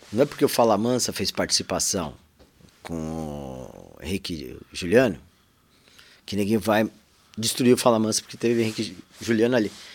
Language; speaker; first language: Portuguese; native; Portuguese